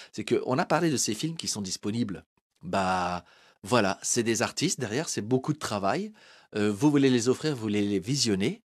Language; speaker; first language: French; early bilingual, other home language; Portuguese